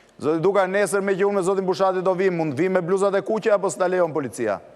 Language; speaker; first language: Albanian; native; Albanian